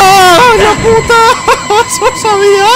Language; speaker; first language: Spanish; native; Spanish